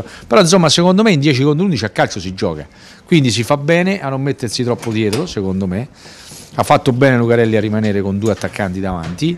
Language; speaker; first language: Italian; native; Italian